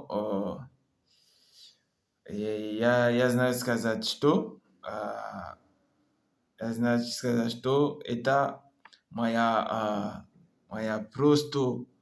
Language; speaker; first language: Russian; non-native, learner; French